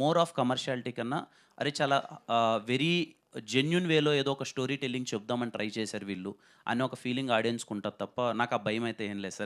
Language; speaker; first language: Telugu; native; Telugu